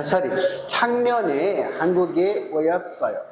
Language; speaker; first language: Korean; non-native, learner; Nepali